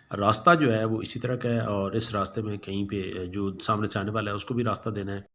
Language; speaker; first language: Urdu; non-native, local second language; Punjabi